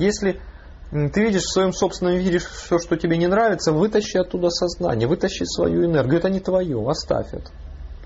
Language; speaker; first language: Russian; native; Russian